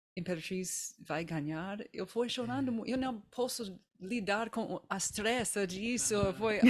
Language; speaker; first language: Portuguese; non-native, learner; English